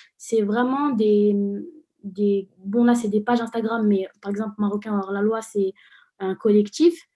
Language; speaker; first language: French; non-native, local second language; Arabic